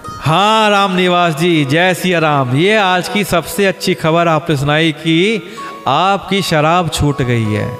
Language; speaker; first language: Hindi; native; Hindi